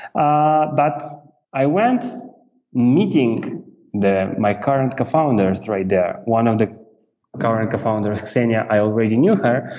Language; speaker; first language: English; non-native, fluent; Romanian